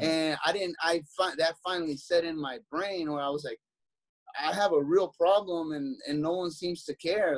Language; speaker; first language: English; native; English